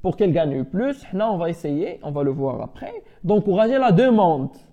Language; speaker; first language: French; non-native, local second language; Arabic